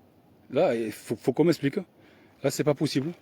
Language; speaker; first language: French; native; French